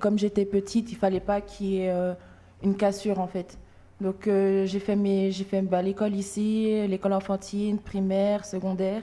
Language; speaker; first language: French; early bilingual, other home language; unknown